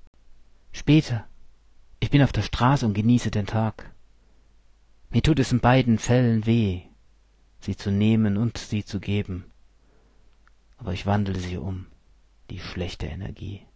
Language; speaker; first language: German; native; German